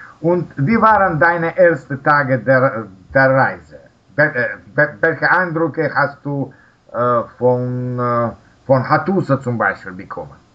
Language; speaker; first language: German; non-native, learner; Russian